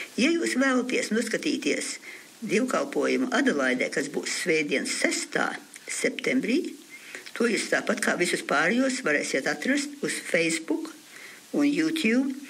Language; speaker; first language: Latvian; early bilingual, heritage; Latvian